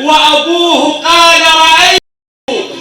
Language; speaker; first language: Arabic; native; Arabic